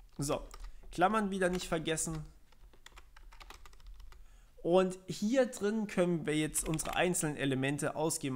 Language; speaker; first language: German; native; German